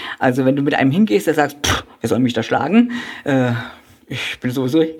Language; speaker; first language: German; native; German